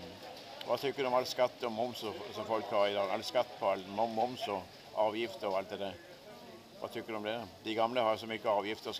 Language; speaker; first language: Swedish; native; Swedish